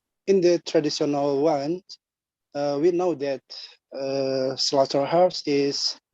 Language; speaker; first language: English; non-native, learner; Indonesian